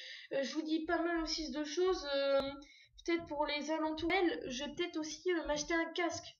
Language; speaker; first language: French; native; French